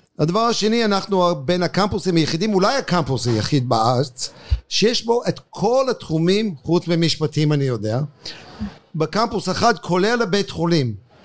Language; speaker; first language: Hebrew; non-native, fluent; English